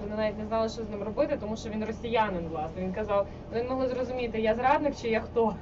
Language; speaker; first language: Ukrainian; native; Ukrainian